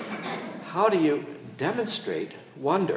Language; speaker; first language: English; native; English